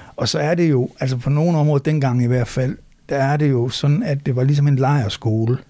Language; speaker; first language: Danish; native; Danish